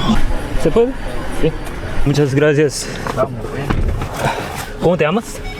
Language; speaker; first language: Spanish; non-native, learner; Korean